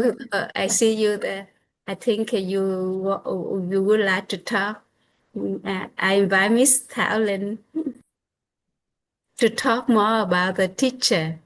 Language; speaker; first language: English; non-native, learner; Vietnamese